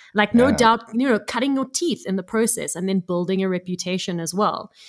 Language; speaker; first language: English; native; English